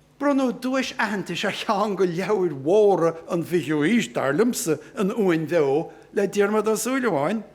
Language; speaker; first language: Irish; native; Irish